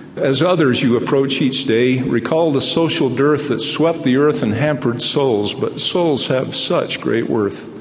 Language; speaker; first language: English; native; English